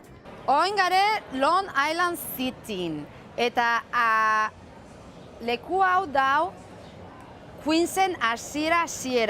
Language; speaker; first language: Basque; non-native, local second language; Spanish